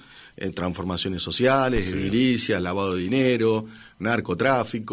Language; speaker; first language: Spanish; native; Spanish